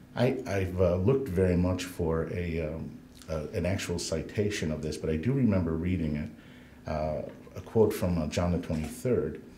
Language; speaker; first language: English; native; English